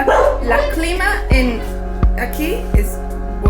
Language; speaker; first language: Spanish; non-native, learner; English